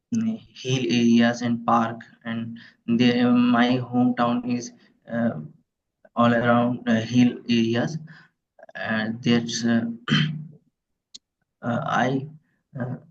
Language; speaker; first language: English; non-native, learner; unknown